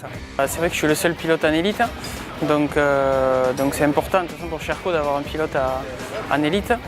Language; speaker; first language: French; native; French